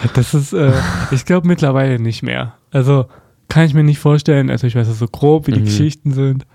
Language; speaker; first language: German; native; German